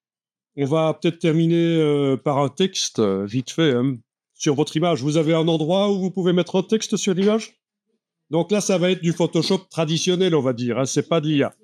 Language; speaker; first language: French; native; French